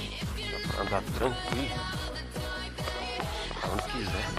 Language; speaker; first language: Portuguese; native; Portuguese